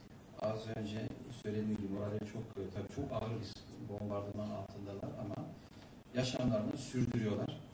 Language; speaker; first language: Turkish; native; Turkish